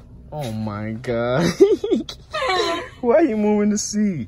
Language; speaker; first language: English; early bilingual, other home language; Spanish